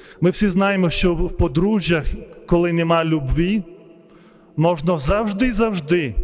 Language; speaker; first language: Ukrainian; non-native, fluent; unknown